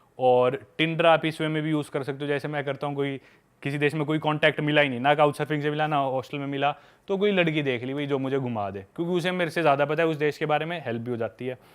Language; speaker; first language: Hindi; non-native, local second language; Punjabi